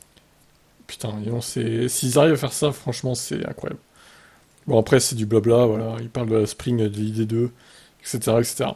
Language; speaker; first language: French; native; French